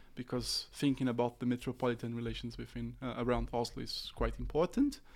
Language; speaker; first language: English; non-native, fluent; Portuguese